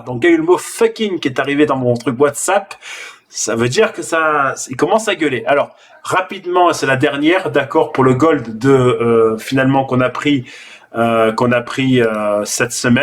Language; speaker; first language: French; native; French